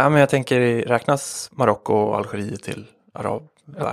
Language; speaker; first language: Swedish; native; Swedish